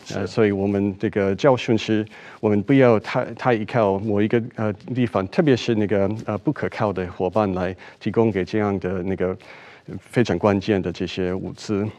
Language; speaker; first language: Chinese; non-native, fluent; English